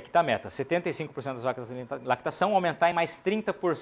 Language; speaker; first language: Portuguese; native; Portuguese